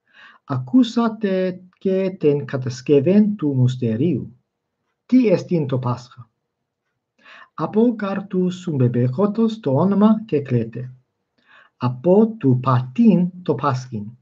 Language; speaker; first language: Greek; non-native, fluent; English